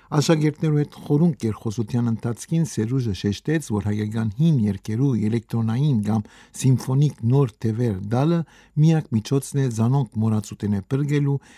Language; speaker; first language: Armenian; native; Armenian